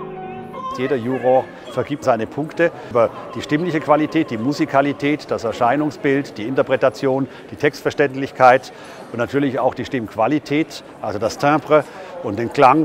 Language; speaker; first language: German; native; German